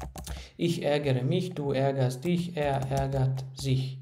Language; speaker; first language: German; non-native, fluent; Croatian